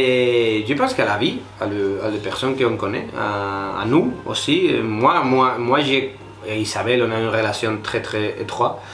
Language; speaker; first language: French; non-native, fluent; Spanish